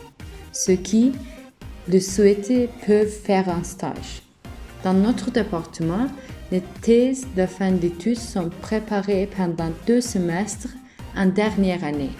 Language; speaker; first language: French; non-native, learner; Turkish